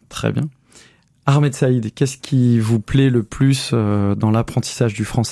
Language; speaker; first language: French; native; French